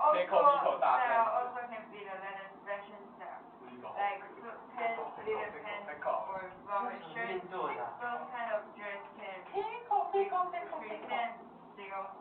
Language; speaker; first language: English; non-native, learner; Chinese